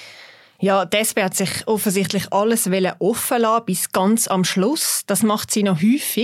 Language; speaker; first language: German; native; German